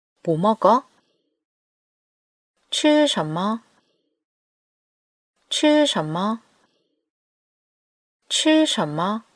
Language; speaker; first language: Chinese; non-native, fluent; Korean